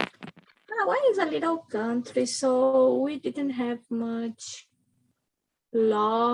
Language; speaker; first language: English; non-native, learner; Spanish